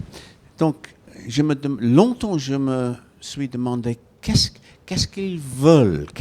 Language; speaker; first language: French; non-native, fluent; Welsh